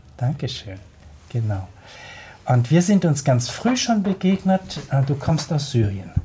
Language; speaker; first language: German; native; German